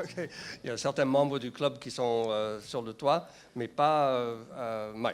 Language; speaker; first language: French; non-native, fluent; English